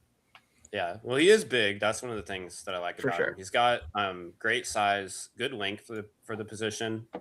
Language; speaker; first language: English; native; English